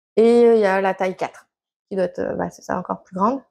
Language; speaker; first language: French; native; French